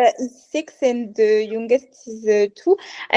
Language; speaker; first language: English; non-native, learner; French